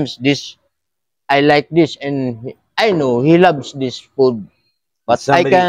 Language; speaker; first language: English; non-native, learner; Filipino